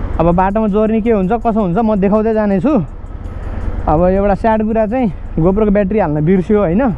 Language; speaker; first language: Nepali; native; Nepali